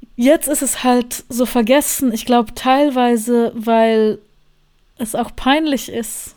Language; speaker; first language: German; non-native, fluent; Bosnian